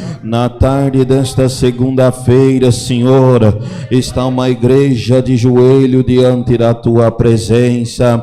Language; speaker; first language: Portuguese; native; Portuguese